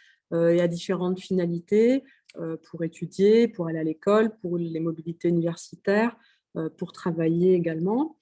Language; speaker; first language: French; native; French